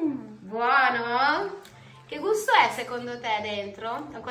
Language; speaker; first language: Italian; native; Italian